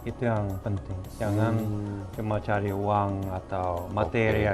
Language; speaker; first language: Indonesian; non-native, fluent; Swedish